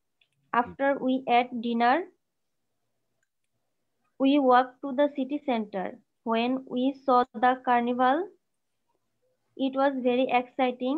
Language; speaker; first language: English; non-native, learner; Bangla